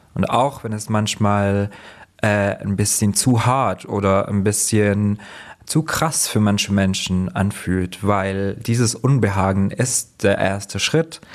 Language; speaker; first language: German; non-native, fluent; Arabic